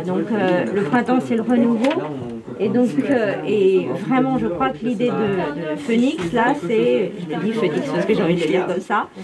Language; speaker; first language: French; native; French